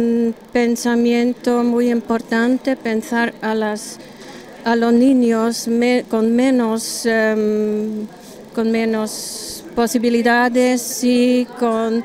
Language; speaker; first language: Spanish; non-native, learner; German